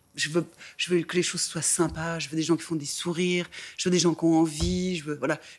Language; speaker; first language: French; native; French